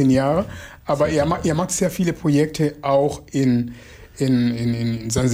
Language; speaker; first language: German; non-native, fluent; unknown